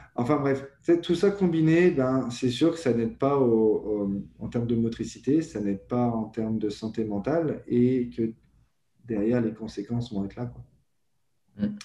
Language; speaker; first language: French; native; French